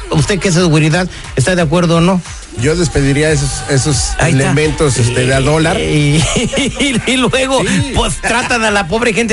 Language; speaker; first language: Spanish; native; Spanish